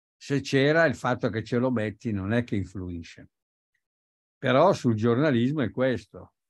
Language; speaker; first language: Italian; native; Italian